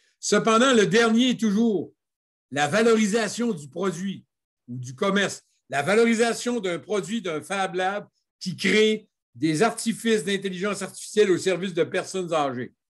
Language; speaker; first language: French; native; French